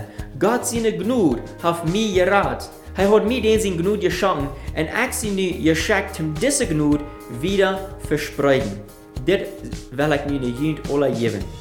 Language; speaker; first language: German; non-native, learner; Afrikaans